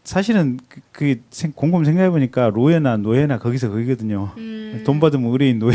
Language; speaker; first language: Korean; native; Korean